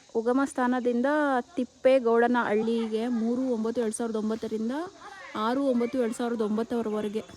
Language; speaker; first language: Kannada; native; Kannada